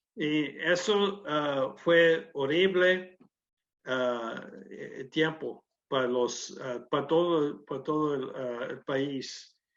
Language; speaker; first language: Spanish; non-native, learner; English